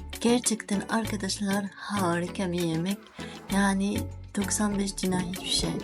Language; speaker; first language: Turkish; non-native, learner; Arabic